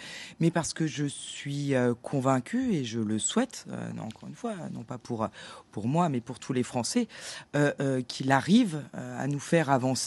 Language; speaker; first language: French; native; French